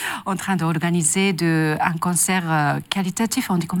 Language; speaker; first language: French; non-native, learner; Japanese